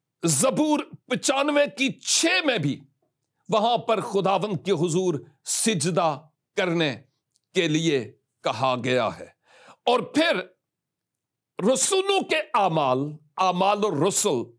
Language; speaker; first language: Urdu; native; Urdu